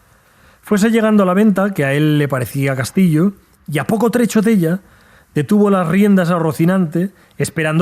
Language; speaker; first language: Spanish; native; Spanish